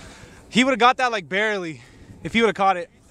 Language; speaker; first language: English; native; English